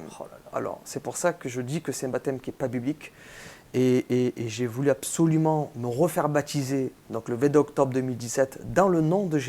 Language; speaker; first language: French; native; French